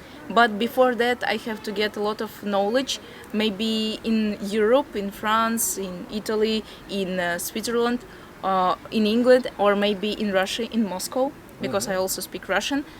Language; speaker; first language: English; non-native, fluent; Latvian